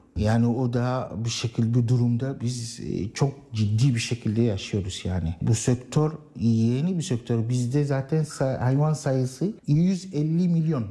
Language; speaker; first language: Turkish; non-native, learner; Arabic